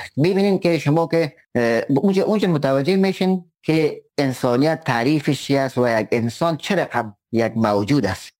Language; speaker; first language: Persian; native; Persian